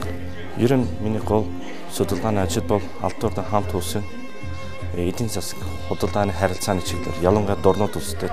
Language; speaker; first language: Mongolian; non-native, fluent; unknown